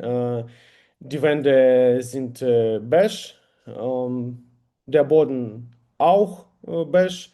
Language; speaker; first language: German; non-native, learner; Ukrainian